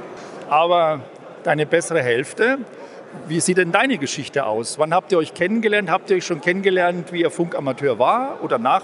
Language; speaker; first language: German; native; German